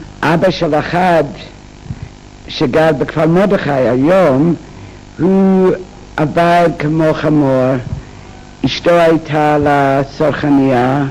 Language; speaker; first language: Hebrew; non-native, fluent; English